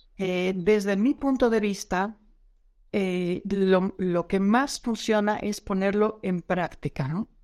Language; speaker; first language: Spanish; non-native, fluent; Dutch